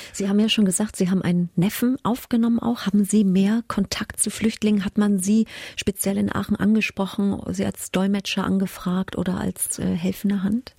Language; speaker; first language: German; native; German